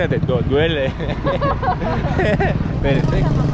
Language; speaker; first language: Spanish; non-native, learner; Greek